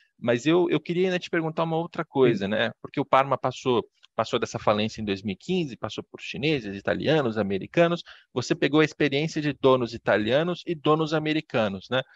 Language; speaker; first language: Portuguese; native; Portuguese